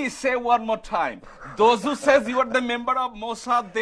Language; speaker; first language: English; non-native, fluent; Bangla